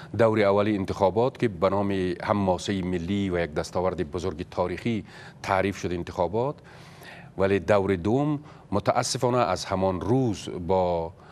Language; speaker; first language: Persian; native; Persian